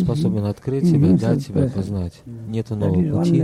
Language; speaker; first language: Russian; native; Russian